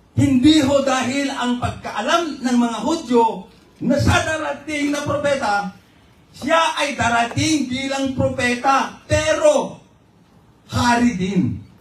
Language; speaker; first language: Filipino; non-native, local second language; Iloko